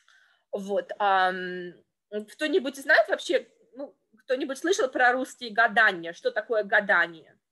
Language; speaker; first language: Russian; native; Russian